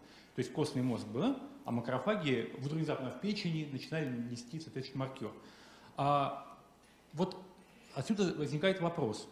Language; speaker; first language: Russian; native; Russian